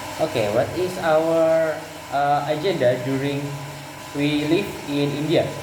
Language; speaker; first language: English; non-native, learner; Indonesian